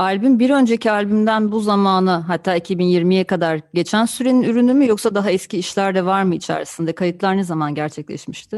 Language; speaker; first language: Turkish; native; Turkish